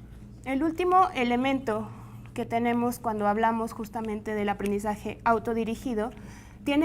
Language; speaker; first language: Spanish; native; Spanish